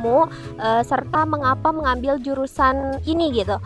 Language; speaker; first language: Indonesian; native; Indonesian